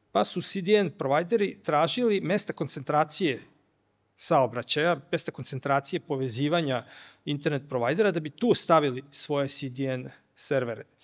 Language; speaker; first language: Serbian; native; Serbian